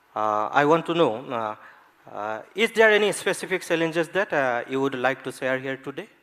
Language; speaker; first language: English; non-native, local second language; Assamese